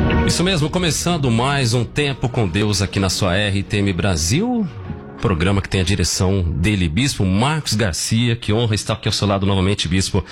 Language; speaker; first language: Portuguese; native; Portuguese